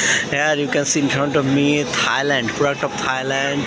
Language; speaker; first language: English; non-native, local second language; Bangla